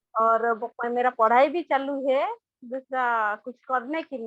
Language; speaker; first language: Hindi; non-native, local second language; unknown